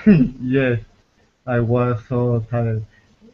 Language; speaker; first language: English; non-native, learner; Spanish